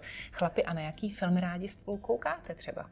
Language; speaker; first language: Czech; native; Czech